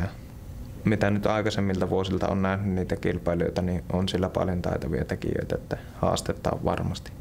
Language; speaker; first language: Finnish; native; Finnish